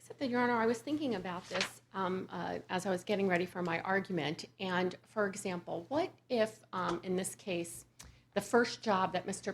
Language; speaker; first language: English; native; English